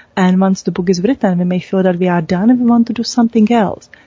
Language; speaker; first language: English; non-native, fluent; Czech